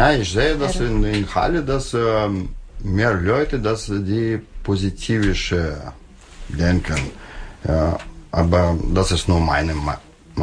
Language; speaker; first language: German; non-native, learner; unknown